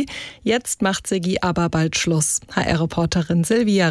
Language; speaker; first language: German; native; German